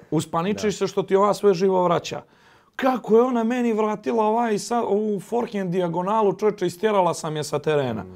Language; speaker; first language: Serbian; native; Serbian